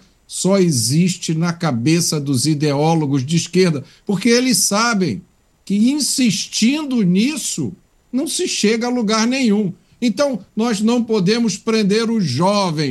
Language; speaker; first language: Portuguese; native; Portuguese